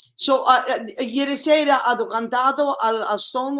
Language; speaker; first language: Italian; early bilingual, other home language; English